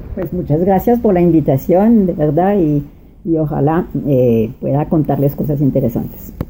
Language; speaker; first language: Spanish; non-native, fluent; French